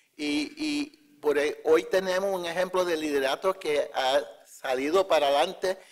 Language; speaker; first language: Spanish; early bilingual, heritage; Spanish